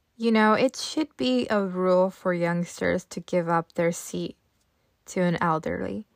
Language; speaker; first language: English; early bilingual, other home language; Japanese